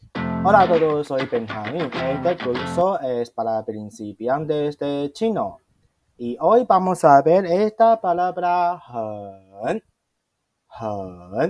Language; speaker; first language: Spanish; non-native, fluent; Chinese